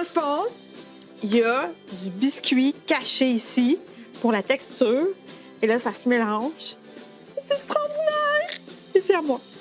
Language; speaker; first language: French; native; French